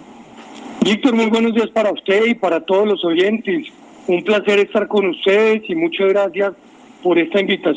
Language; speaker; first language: Spanish; native; Spanish